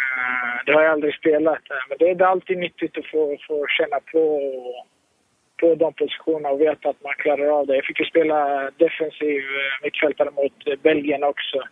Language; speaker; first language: Swedish; early bilingual, other home language; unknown